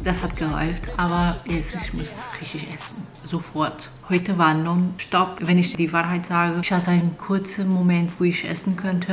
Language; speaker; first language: German; non-native, fluent; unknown